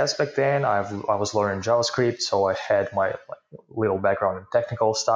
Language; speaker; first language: English; non-native, fluent; Ukrainian